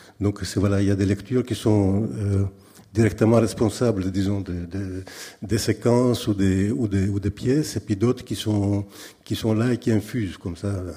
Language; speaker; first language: French; non-native, fluent; Greek